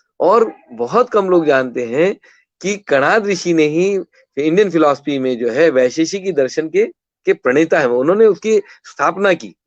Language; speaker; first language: Hindi; non-native, local second language; Kannada